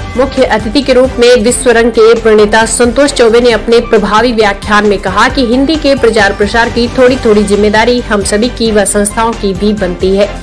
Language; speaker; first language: Hindi; native; Hindi